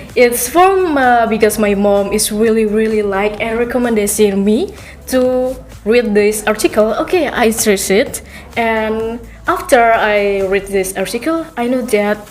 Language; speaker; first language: English; non-native, learner; Indonesian